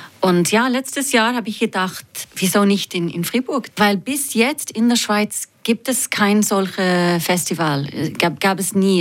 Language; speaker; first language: German; non-native, fluent; English